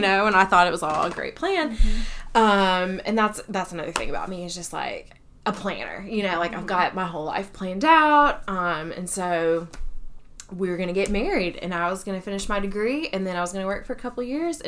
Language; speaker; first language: English; native; English